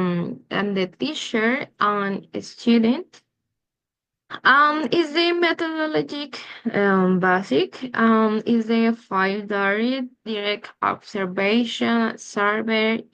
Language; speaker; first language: English; non-native, learner; Spanish